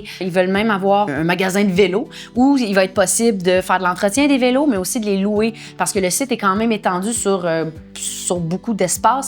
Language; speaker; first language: French; native; French